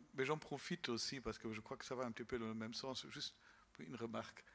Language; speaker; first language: French; non-native, fluent; German